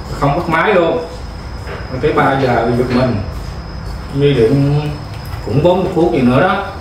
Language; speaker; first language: Vietnamese; non-native, local second language; Khmer